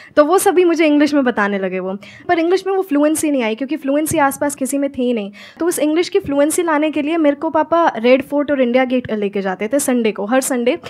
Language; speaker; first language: Hindi; native; Hindi